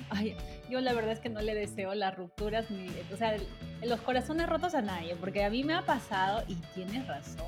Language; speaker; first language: Spanish; native; Spanish